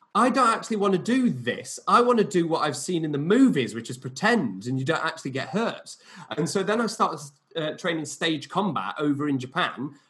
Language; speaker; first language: English; native; English